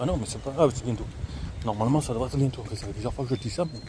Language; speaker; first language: French; native; French